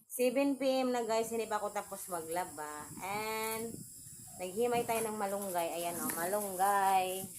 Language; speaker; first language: Filipino; non-native, local second language; Cebuano